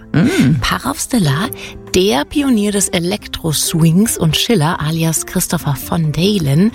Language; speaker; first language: German; native; German